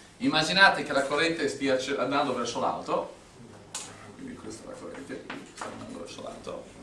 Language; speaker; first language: Italian; non-native, fluent; English